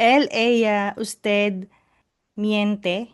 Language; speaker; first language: Spanish; non-native, learner; Filipino